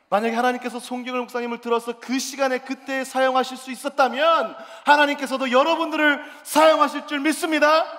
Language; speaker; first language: Korean; native; Korean